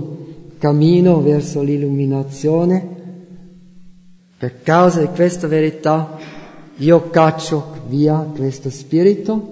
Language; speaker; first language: Italian; non-native, fluent; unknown